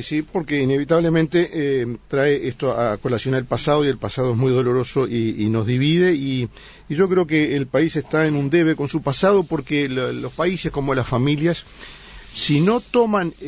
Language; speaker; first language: Spanish; native; Spanish